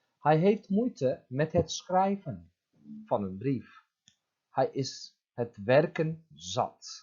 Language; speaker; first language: Dutch; non-native, fluent; Turkish